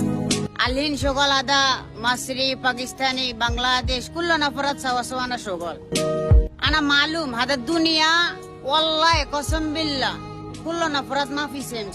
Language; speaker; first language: Arabic; non-native, learner; Bangla